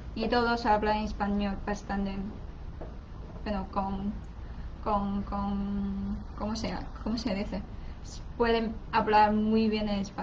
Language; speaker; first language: Spanish; non-native, learner; Chinese